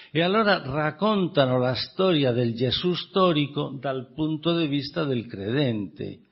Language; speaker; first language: Italian; non-native, fluent; Spanish